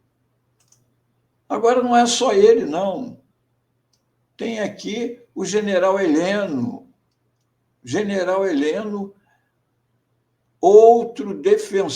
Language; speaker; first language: Portuguese; native; Portuguese